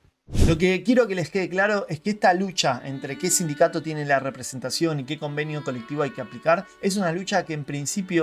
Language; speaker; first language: Spanish; native; Spanish